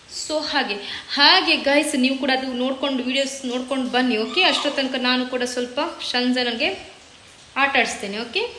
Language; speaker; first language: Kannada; non-native, local second language; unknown